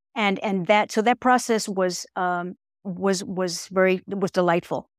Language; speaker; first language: English; native; English